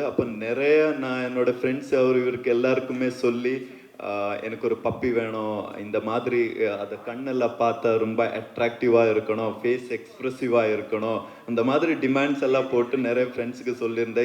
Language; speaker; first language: Tamil; non-native, learner; Kannada